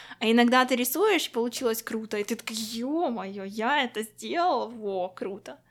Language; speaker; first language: Russian; non-native, local second language; Ukrainian